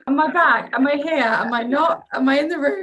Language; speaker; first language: English; native; English